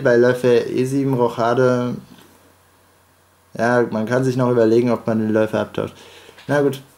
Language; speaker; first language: German; native; German